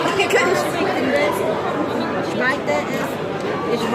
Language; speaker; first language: German; non-native, learner; Filipino